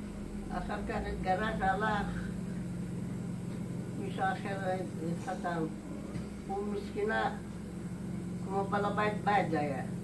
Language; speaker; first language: Hebrew; non-native, learner; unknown